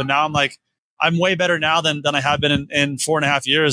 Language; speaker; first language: English; native; English